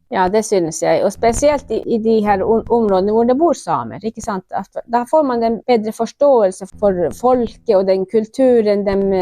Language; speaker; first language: Norwegian; non-native, local second language; Northern Sami